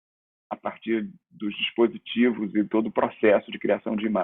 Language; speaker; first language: Portuguese; native; Portuguese